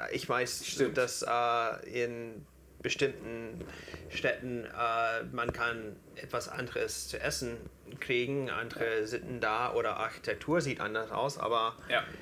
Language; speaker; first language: German; non-native, fluent; English